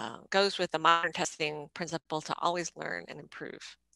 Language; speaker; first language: English; native; English